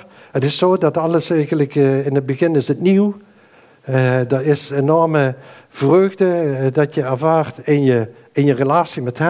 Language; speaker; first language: Dutch; native; Dutch